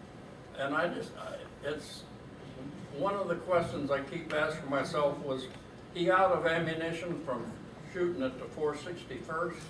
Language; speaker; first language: English; native; English